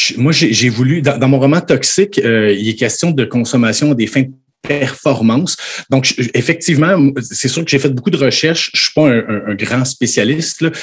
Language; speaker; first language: French; native; French